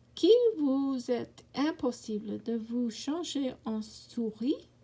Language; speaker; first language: French; non-native, learner; English